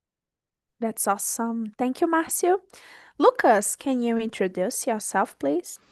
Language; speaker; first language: English; non-native, learner; Portuguese